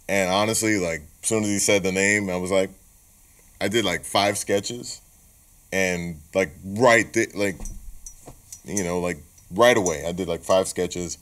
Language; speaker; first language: English; native; English